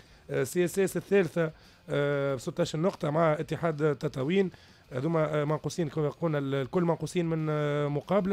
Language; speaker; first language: Arabic; native; Arabic